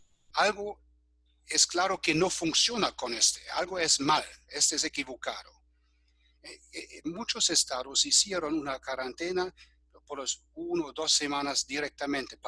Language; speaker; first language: Spanish; non-native, fluent; German